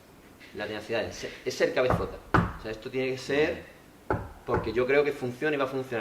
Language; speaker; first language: Spanish; native; Spanish